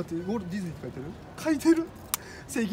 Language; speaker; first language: Japanese; native; Japanese